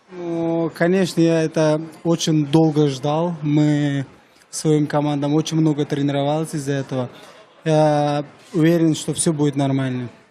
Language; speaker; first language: Russian; non-native, learner; Uzbek